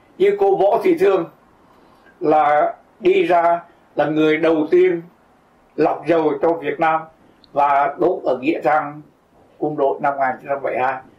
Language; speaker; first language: Vietnamese; native; Vietnamese